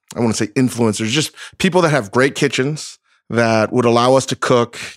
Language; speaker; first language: English; native; English